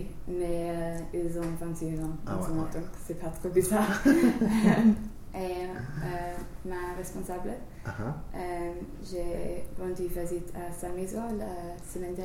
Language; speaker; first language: French; non-native, learner; English